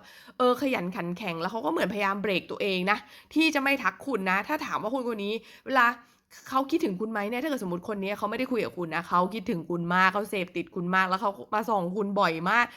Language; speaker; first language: Thai; native; Thai